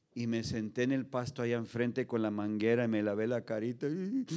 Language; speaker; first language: Spanish; early bilingual, heritage; Spanish